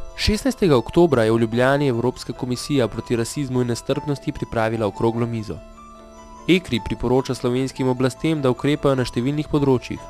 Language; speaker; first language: Slovenian; native; Slovenian